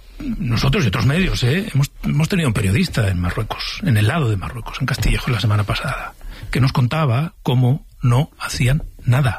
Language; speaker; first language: Spanish; native; Spanish